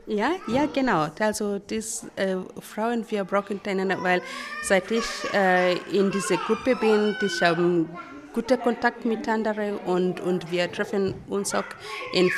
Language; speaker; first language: German; non-native, learner; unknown